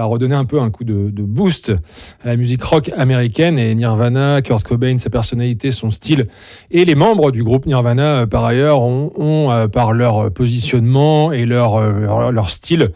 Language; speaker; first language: French; native; French